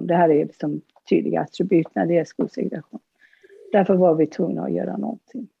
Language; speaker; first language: Swedish; non-native, fluent; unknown